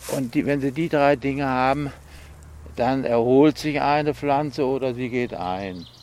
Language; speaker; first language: German; native; German